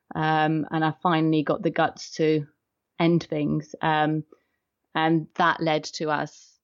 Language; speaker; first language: English; non-native, fluent; Polish